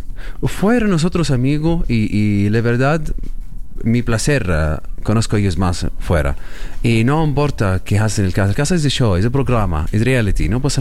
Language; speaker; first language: Spanish; non-native, learner; Arabic